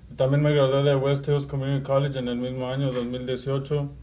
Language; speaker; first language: Spanish; early bilingual, heritage; Spanish